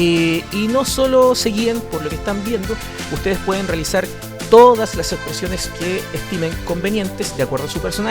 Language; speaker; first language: Spanish; native; Spanish